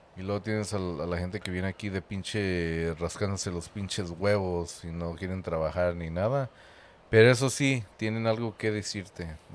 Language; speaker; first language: Spanish; early bilingual, heritage; Spanish